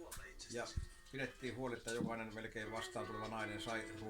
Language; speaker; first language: Finnish; native; Finnish